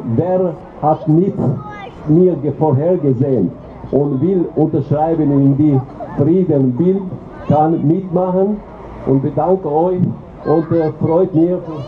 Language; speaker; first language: German; non-native, learner; Albanian